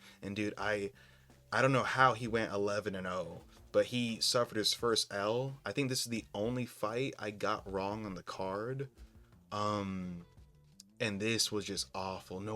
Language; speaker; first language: English; native; English